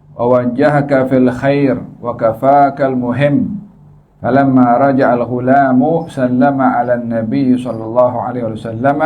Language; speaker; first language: Arabic; non-native, fluent; Malay